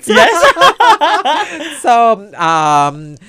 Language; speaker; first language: English; non-native, local second language; Tamil